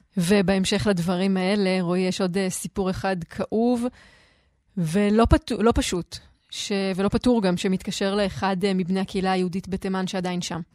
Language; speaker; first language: Hebrew; native; Hebrew